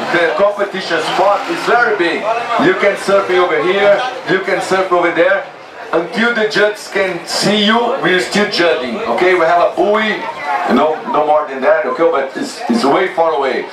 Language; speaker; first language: English; non-native, learner; Portuguese